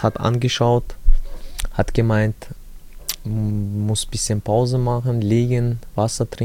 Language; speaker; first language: German; early bilingual, other home language; Chechen